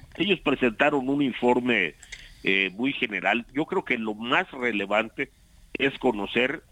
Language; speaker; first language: Spanish; native; Spanish